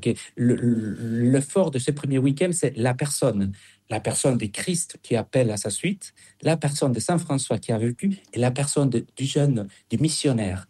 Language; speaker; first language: French; non-native, fluent; Spanish